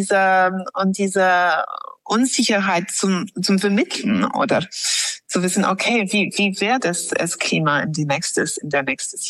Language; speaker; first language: German; non-native, fluent; English